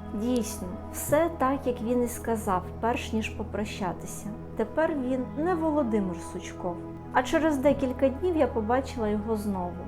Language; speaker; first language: Ukrainian; native; Ukrainian